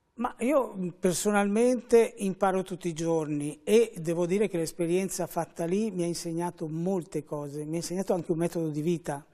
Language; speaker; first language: Italian; native; Italian